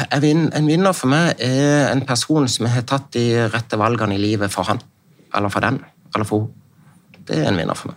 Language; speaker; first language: Norwegian; native; Norwegian